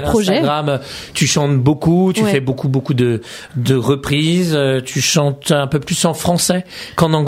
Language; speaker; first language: French; native; French